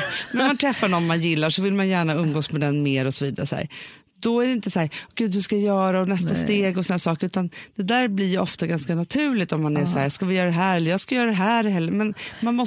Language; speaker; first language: Swedish; native; Swedish